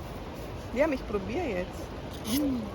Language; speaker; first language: German; non-native, fluent; Filipino